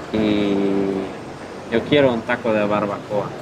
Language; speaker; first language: Spanish; non-native, fluent; German